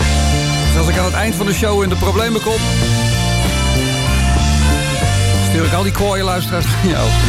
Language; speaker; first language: Dutch; native; Dutch